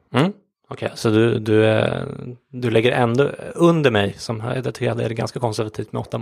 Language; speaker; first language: Swedish; native; Swedish